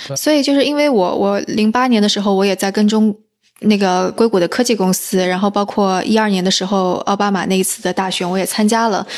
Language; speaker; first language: Chinese; native; Chinese